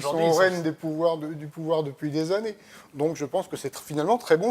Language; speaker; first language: French; native; French